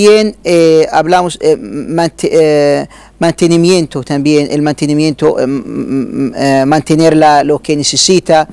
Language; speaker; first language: Spanish; non-native, learner; Arabic